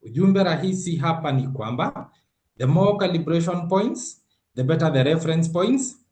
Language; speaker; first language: English; non-native, local second language; Swahili